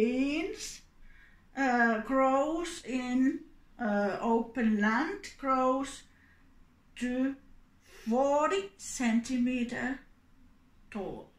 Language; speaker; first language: English; non-native, learner; Finnish